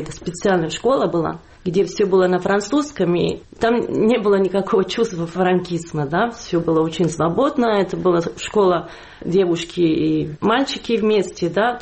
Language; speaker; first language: Russian; non-native, fluent; Catalan